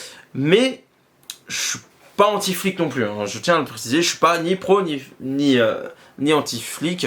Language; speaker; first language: French; native; French